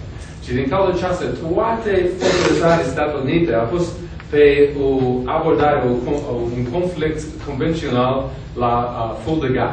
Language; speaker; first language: Romanian; non-native, fluent; English